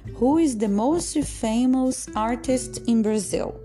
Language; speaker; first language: English; non-native, fluent; Portuguese